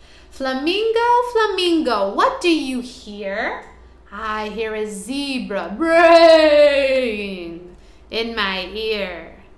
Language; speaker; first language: English; native; English